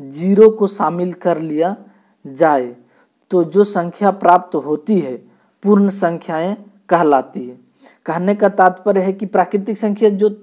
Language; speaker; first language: Hindi; native; Hindi